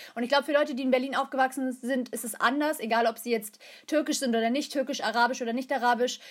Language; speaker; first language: German; early bilingual, other home language; Turkish